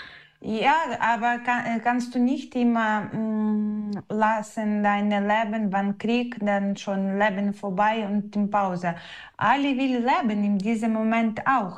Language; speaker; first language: German; non-native, learner; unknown